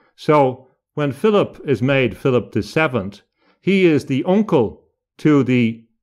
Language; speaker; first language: English; native; English